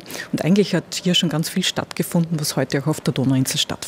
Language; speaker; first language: German; native; German